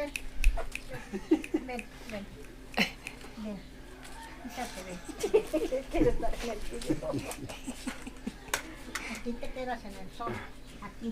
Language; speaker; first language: Spanish; native; Spanish